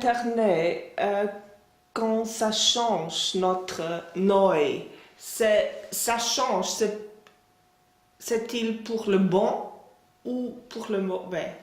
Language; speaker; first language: French; non-native, fluent; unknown